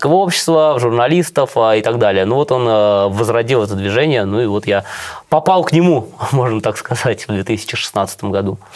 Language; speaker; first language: Russian; native; Russian